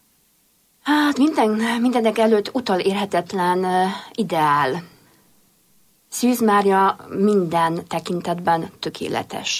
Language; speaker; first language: Hungarian; non-native, fluent; Polish